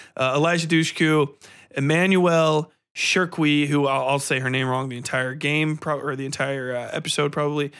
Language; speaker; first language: English; native; English